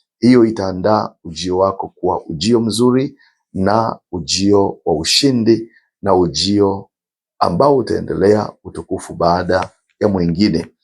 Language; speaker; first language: Swahili; non-native, local second language; Rundi